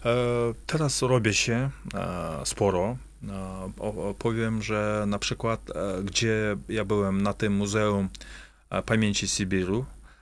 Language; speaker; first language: Polish; non-native, fluent; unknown